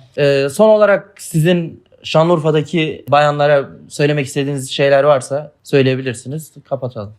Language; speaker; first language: Turkish; native; Turkish